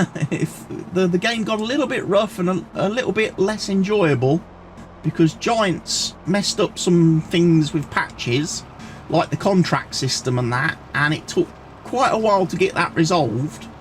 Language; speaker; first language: English; native; English